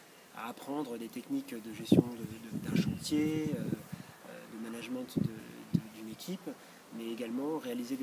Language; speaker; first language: French; native; French